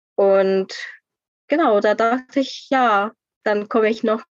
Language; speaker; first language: German; non-native, fluent; Korean